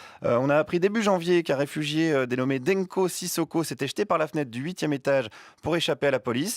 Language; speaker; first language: French; native; French